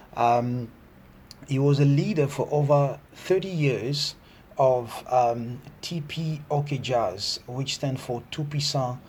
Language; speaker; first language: English; non-native, fluent; Lingala